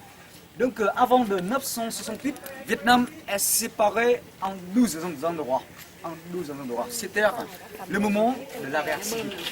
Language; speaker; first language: French; non-native, fluent; Vietnamese